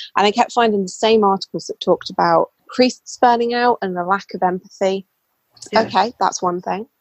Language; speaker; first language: English; native; English